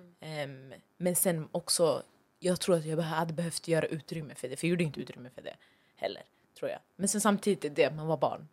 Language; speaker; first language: Swedish; early bilingual, other home language; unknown